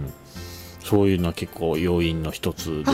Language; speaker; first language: Japanese; native; Japanese